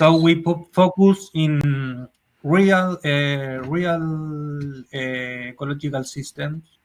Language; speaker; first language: English; non-native, learner; Spanish